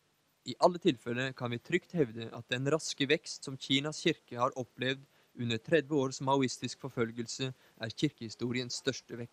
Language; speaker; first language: Norwegian; native; Norwegian